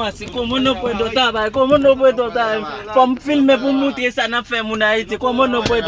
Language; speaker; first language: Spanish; non-native, learner; Haitian Creole